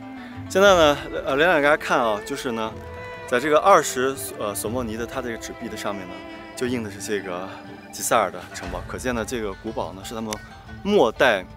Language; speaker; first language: Chinese; native; Chinese